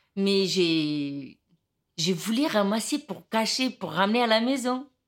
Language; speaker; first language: French; non-native, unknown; Romany